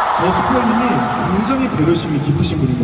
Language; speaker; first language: Korean; native; Korean